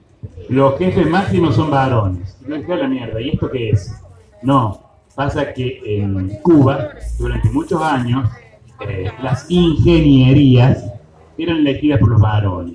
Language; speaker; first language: Spanish; native; Spanish